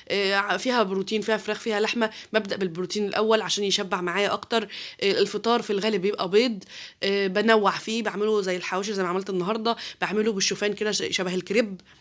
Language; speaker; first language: Arabic; native; Arabic